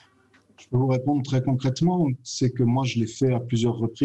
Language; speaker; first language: French; native; French